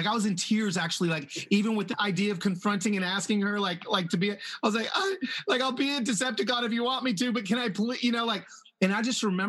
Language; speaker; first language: English; early bilingual, other home language; Spanish